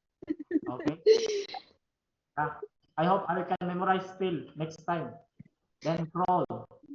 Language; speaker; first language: English; non-native, fluent; Filipino